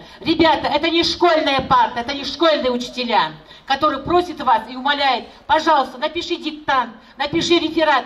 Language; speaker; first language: Russian; non-native, local second language; Kazakh